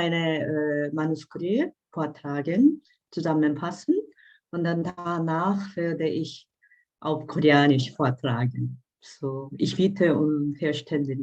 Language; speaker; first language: German; non-native, fluent; Korean